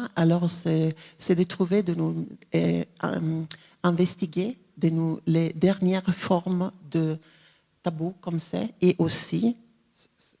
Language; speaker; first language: French; non-native, fluent; Italian